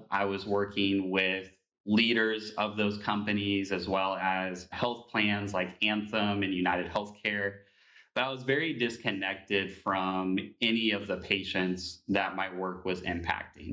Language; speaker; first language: English; native; English